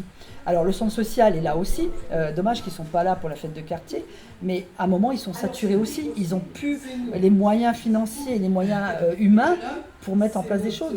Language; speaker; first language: French; native; French